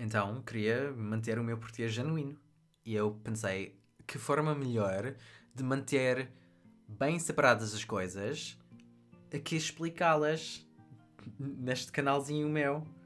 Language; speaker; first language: Portuguese; non-native, fluent; English